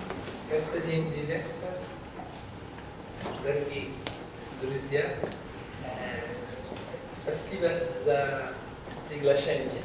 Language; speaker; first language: Russian; non-native, learner; English